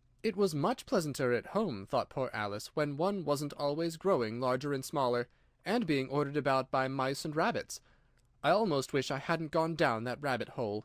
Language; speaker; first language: English; native; English